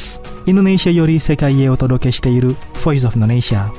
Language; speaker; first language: Japanese; non-native, fluent; Indonesian